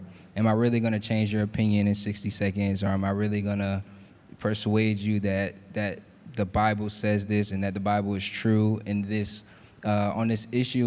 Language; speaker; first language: English; native; English